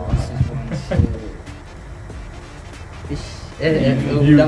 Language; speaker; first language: Chinese; non-native, learner; Malay